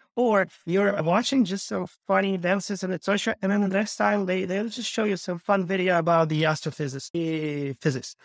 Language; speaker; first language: English; non-native, fluent; Ukrainian